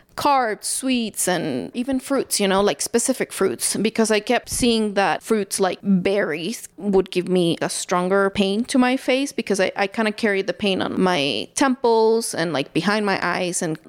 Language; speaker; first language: English; early bilingual, other home language; Spanish